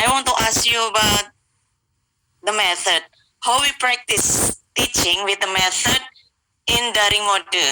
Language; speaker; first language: English; non-native, learner; Indonesian